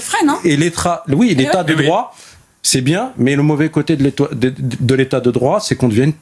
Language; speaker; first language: French; native; French